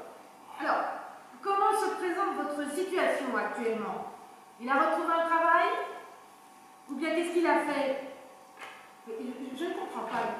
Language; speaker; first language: French; native; French